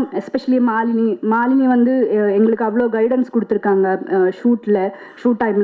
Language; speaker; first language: Tamil; non-native, fluent; Malayalam